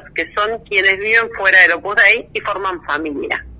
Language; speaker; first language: Spanish; native; Spanish